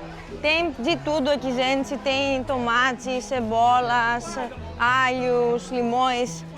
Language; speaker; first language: Portuguese; non-native, fluent; Greek